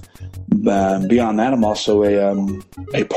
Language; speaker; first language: English; native; English